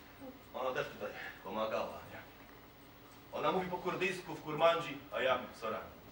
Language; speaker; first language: Polish; non-native, fluent; Kurdish